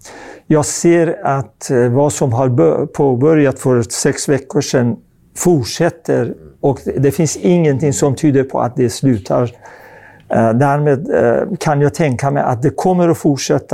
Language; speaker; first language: Swedish; non-native, fluent; Persian